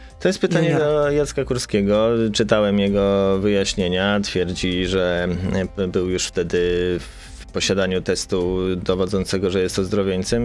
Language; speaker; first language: Polish; native; Polish